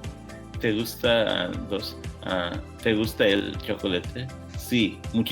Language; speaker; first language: Spanish; non-native, learner; English